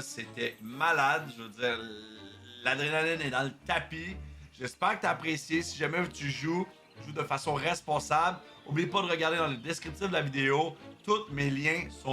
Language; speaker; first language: French; native; French